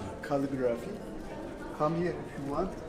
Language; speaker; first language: English; non-native, learner; Turkish